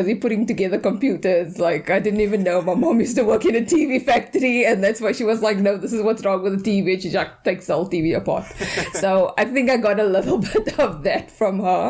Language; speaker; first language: English; native; English